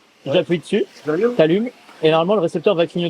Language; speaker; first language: French; native; French